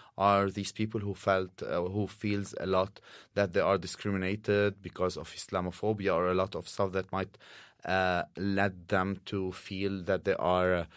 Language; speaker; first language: English; non-native, fluent; Arabic